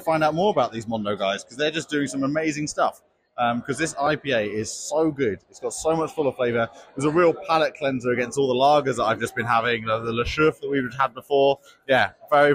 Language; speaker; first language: English; native; English